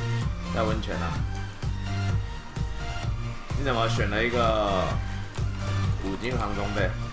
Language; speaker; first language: Chinese; native; Chinese